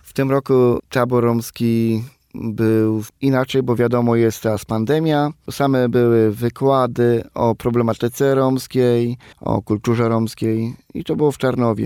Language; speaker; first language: Polish; non-native, local second language; Romany